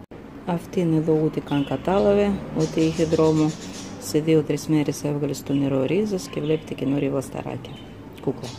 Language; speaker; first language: Greek; non-native, fluent; Russian